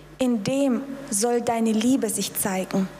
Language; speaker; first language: German; non-native, fluent; Russian